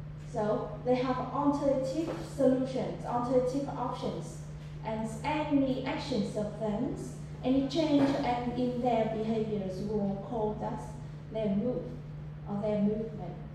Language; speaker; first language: English; non-native, fluent; Vietnamese